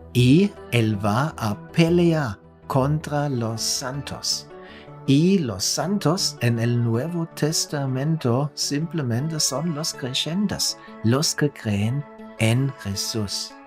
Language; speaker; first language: Spanish; non-native, fluent; German